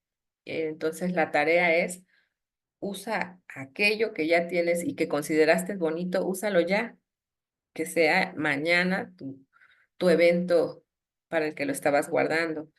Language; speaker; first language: Spanish; native; Spanish